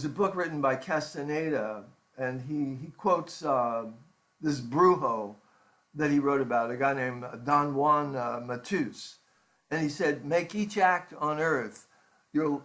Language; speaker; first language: English; native; English